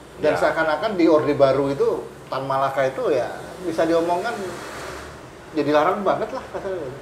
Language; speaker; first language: Indonesian; native; Indonesian